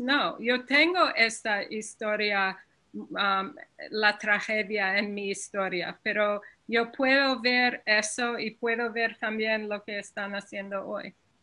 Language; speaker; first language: Spanish; non-native, fluent; English